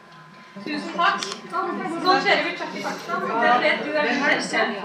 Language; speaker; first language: Norwegian; early bilingual, other home language; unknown